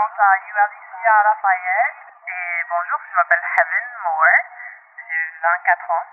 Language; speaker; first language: French; non-native, local second language; English